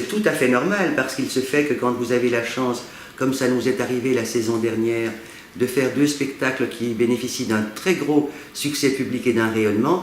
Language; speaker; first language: French; native; French